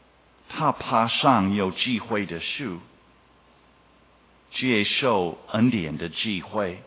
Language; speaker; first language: Chinese; non-native, fluent; English